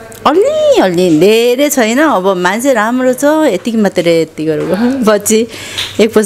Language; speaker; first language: Nepali; non-native, learner; Korean